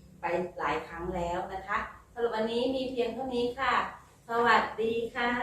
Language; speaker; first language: Thai; native; Thai